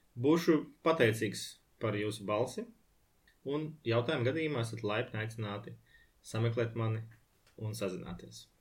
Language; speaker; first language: Latvian; non-native, local second language; Russian